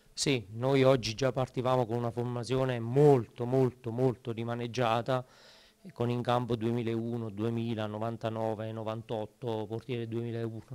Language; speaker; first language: Italian; native; Italian